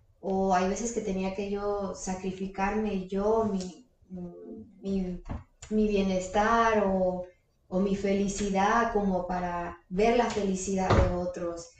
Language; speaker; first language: Spanish; early bilingual, heritage; Spanish